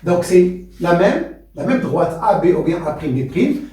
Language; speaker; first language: French; non-native, local second language; Arabic